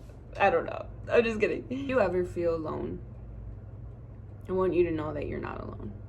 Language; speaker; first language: English; native; English